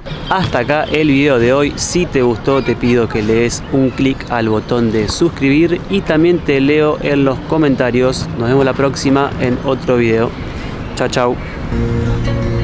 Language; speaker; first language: Spanish; native; Spanish